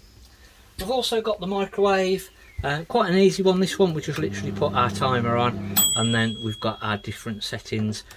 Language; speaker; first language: English; native; English